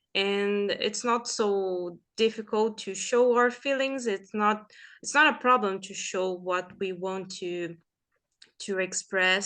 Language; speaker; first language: English; non-native, fluent; Portuguese